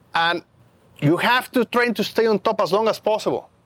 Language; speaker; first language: English; non-native, fluent; Spanish